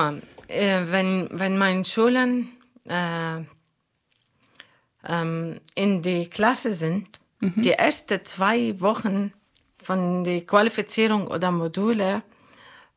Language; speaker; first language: German; non-native, learner; Arabic